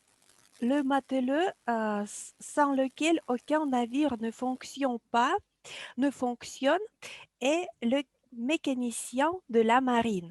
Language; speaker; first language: French; non-native, fluent; Russian